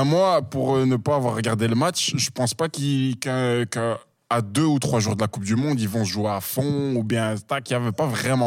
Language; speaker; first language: French; native; French